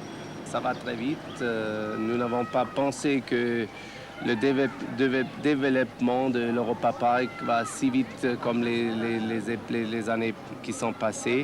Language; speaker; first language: French; non-native, learner; German